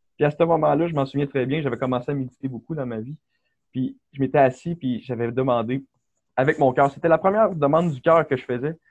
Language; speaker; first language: French; native; French